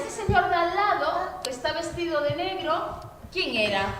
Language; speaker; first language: Spanish; native; Spanish